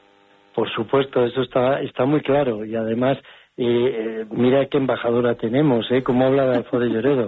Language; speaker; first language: Spanish; native; Spanish